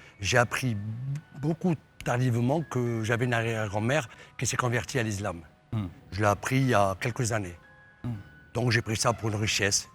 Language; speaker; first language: French; native; French